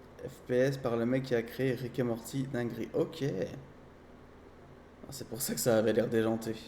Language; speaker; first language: French; native; French